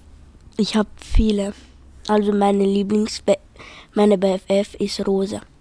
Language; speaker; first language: German; early bilingual, other home language; Serbian